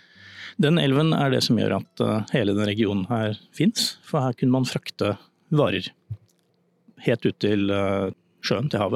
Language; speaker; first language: Norwegian; native; Norwegian